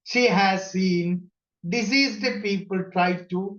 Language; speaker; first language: English; non-native, local second language; Malayalam